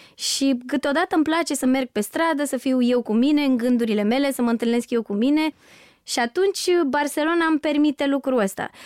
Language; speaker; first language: Romanian; native; Romanian